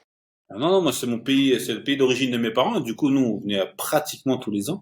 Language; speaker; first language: French; early bilingual, other home language; Turkish